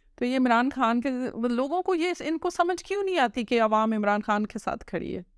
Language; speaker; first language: Urdu; non-native, local second language; Punjabi